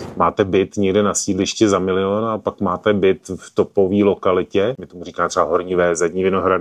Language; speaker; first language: Czech; native; Czech